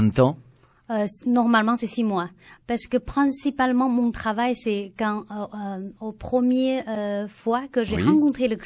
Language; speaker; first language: French; non-native, learner; Chinese